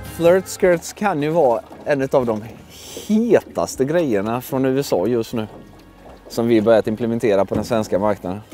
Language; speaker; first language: Swedish; early bilingual, other home language; Russian